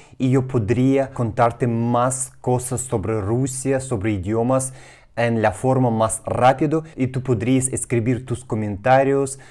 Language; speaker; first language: Spanish; non-native, fluent; Russian